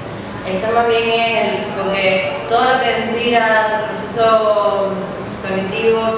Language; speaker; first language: Spanish; native; Spanish